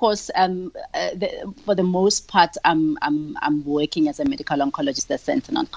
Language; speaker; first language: English; non-native, local second language; Tswana